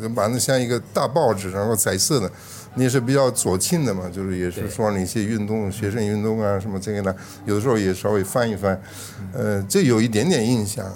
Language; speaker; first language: Chinese; non-native, fluent; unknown